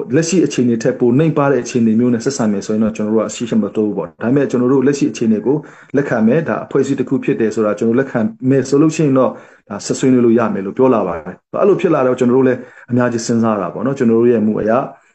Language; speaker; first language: Burmese; non-native, local second language; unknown